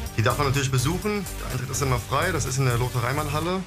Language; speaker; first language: German; native; German